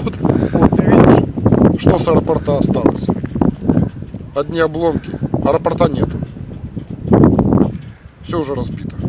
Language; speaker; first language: Russian; native; Russian